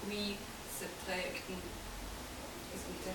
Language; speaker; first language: French; non-native, learner; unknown